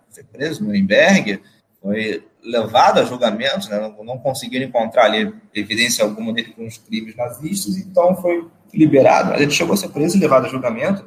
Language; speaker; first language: Portuguese; native; Portuguese